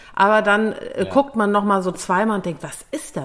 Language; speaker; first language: German; native; German